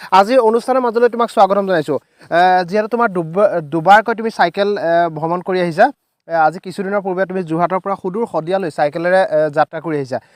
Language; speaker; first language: Assamese; native; Assamese